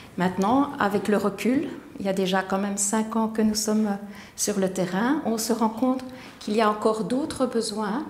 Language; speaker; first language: French; native; French